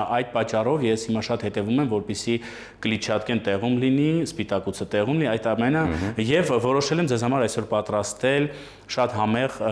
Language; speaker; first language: Armenian; early bilingual, heritage; Armenian